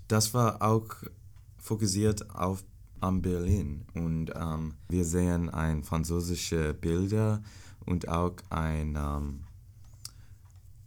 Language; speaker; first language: German; non-native, learner; English